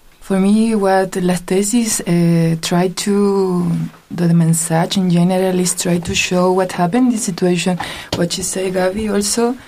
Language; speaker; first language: English; non-native, learner; Spanish